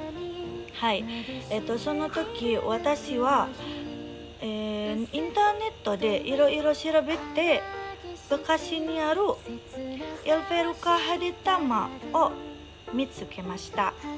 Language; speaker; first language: Japanese; non-native, learner; Indonesian